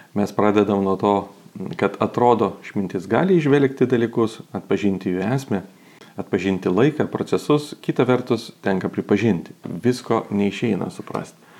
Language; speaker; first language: Lithuanian; native; Lithuanian